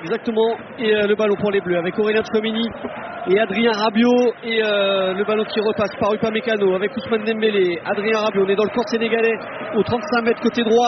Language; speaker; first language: French; native; French